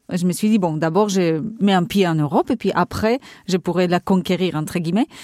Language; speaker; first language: French; non-native, fluent; Portuguese